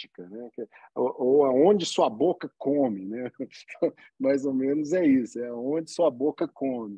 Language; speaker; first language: Portuguese; native; Portuguese